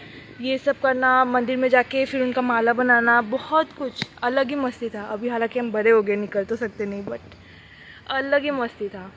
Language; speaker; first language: Hindi; native; Hindi